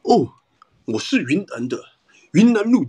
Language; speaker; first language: Chinese; native; Chinese